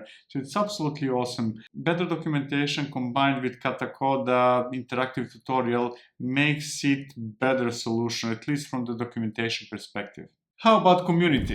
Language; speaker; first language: English; non-native, fluent; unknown